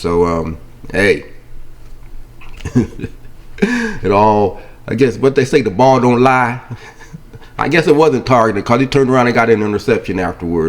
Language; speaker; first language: English; native; English